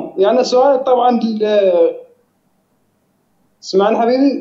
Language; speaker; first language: Arabic; native; Arabic